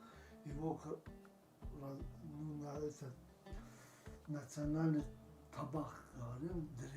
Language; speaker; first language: Russian; non-native, local second language; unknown